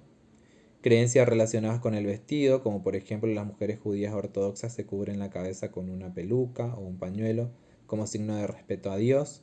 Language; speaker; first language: Spanish; native; Spanish